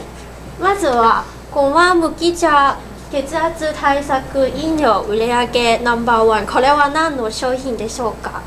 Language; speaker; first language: Japanese; non-native, learner; Cantonese